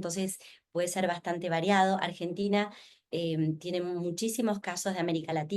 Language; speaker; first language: Spanish; native; Spanish